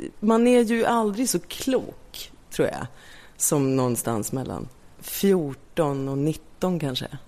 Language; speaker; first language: Swedish; native; Swedish